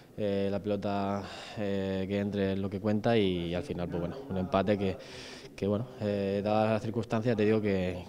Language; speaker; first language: Spanish; native; Spanish